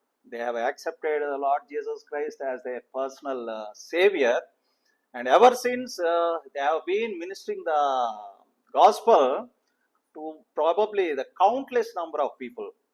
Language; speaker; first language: English; non-native, local second language; Telugu